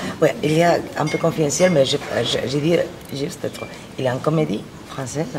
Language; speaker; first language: French; non-native, fluent; Spanish